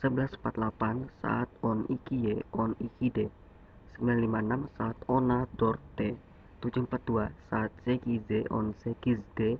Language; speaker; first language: Turkish; non-native, learner; Indonesian